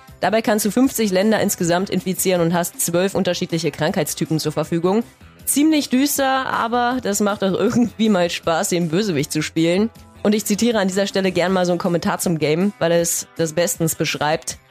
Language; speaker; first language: German; native; German